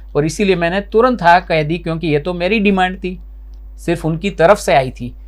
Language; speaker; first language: Hindi; non-native, local second language; Gujarati